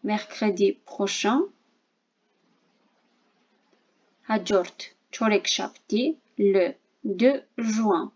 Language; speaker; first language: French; non-native, fluent; Armenian